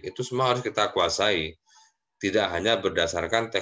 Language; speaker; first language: Indonesian; native; Indonesian